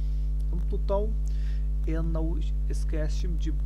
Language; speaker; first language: Portuguese; non-native, learner; German